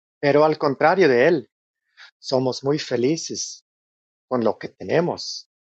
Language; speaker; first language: Spanish; non-native, fluent; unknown